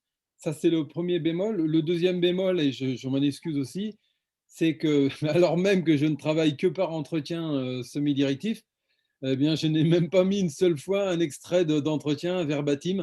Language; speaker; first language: French; native; French